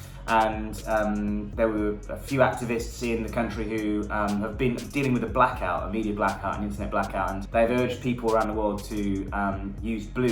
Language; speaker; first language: English; native; English